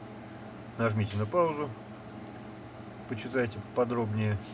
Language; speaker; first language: Russian; native; Russian